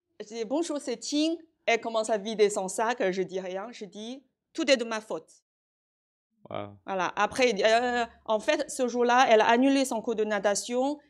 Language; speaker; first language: French; non-native, fluent; Chinese